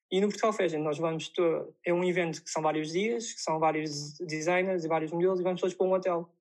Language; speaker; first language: Portuguese; non-native, fluent; Chinese